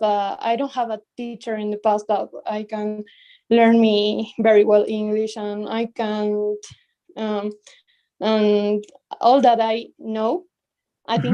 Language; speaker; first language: English; non-native, learner; Spanish